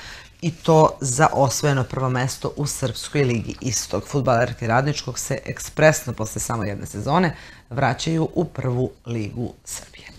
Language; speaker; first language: Serbian; native; Serbian